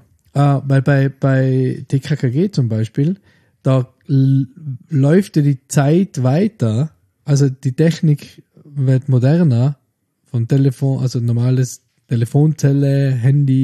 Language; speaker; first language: German; native; German